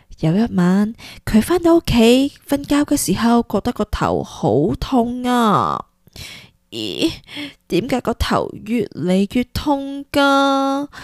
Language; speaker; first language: Cantonese; early bilingual, heritage; Cantonese